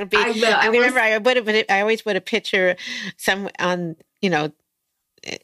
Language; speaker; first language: English; native; English